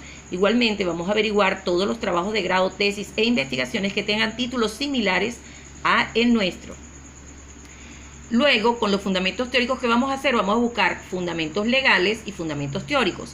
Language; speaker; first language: Spanish; native; Spanish